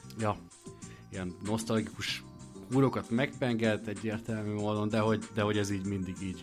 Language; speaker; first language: Hungarian; native; Hungarian